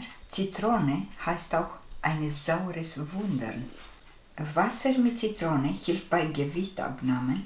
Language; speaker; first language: German; non-native, fluent; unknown